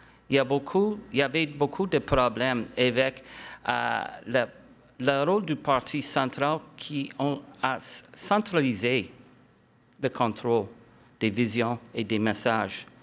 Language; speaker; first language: French; non-native, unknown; English